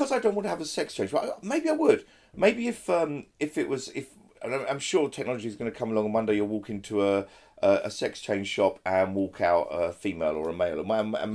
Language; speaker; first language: English; native; English